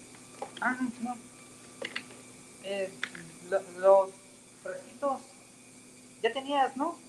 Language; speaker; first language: Spanish; native; Spanish